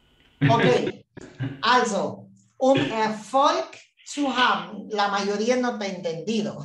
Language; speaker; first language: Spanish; non-native, learner; German